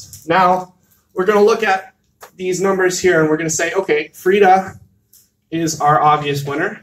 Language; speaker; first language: English; native; English